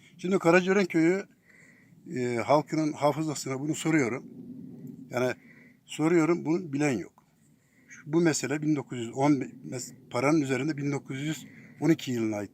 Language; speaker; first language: Turkish; native; Turkish